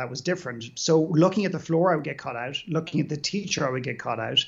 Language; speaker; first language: English; native; English